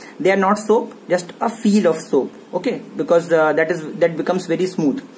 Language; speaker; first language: English; non-native, local second language; Hindi